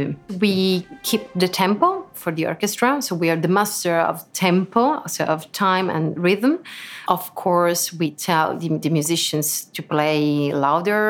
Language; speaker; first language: English; non-native, fluent; Italian